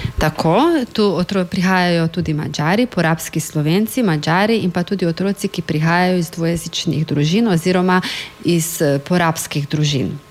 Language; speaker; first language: Slovenian; native; Slovenian